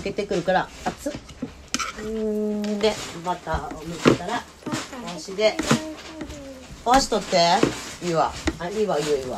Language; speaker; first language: Japanese; native; Japanese